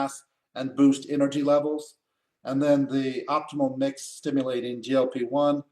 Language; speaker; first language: English; native; English